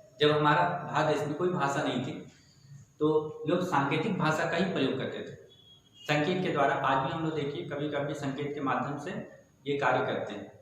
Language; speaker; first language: Hindi; native; Hindi